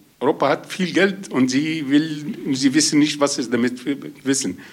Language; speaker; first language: German; non-native, learner; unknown